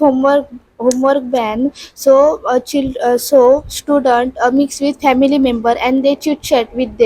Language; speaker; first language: English; non-native, learner; Marathi